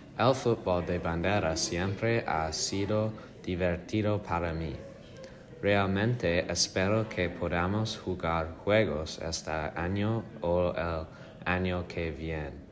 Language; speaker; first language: Spanish; non-native, learner; English